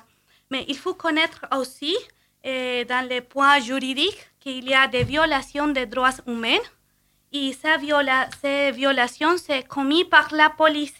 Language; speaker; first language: French; non-native, fluent; Spanish